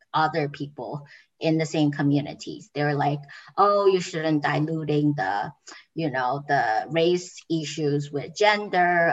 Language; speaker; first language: English; non-native, fluent; Chinese